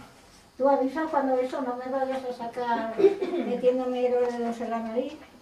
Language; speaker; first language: Spanish; native; Spanish